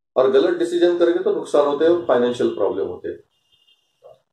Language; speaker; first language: Hindi; non-native, local second language; Marathi